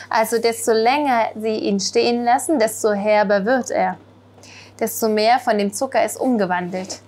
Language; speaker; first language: German; native; German